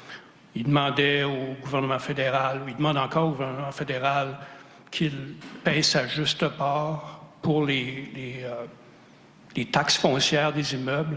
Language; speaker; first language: French; native; French